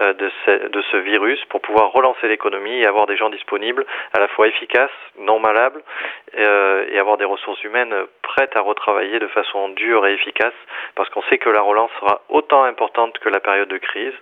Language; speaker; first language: French; native; French